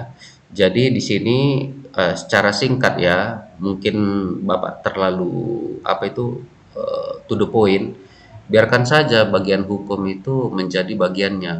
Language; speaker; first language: Indonesian; native; Indonesian